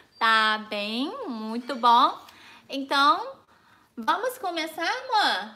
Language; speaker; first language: Portuguese; non-native, fluent; Chinese